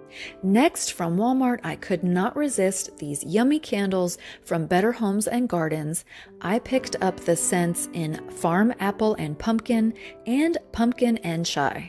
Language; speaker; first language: English; native; English